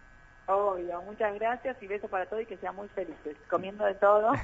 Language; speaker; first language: Spanish; native; Spanish